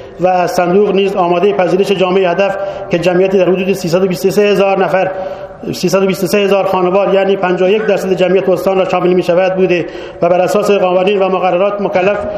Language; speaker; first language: Persian; non-native, local second language; Baluchi